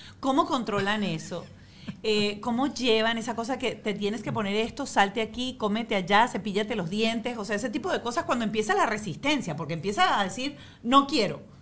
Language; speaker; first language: Spanish; native; Spanish